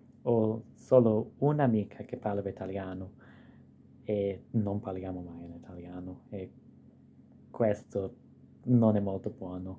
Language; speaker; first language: Italian; non-native, fluent; English